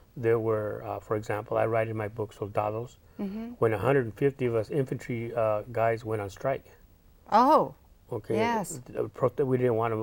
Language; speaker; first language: English; native; English